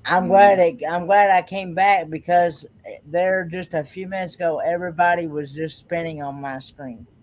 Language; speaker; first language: English; native; English